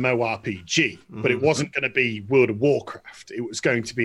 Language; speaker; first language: English; native; English